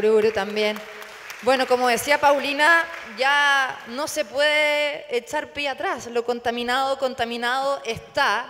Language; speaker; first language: Spanish; native; Spanish